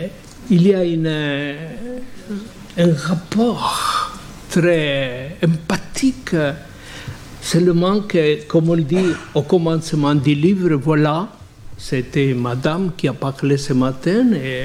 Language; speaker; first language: French; non-native, fluent; Spanish